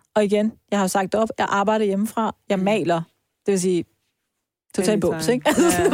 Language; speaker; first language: Danish; early bilingual, other home language; Persian